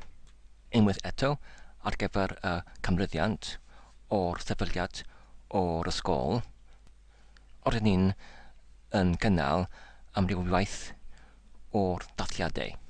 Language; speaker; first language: Welsh; non-native, learner; English